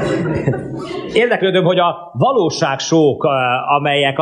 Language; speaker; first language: Hungarian; native; Hungarian